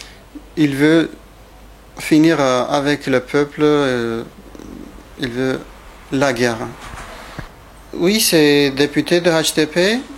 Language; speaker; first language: French; non-native, fluent; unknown